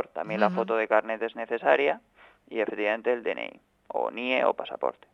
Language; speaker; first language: Spanish; native; Spanish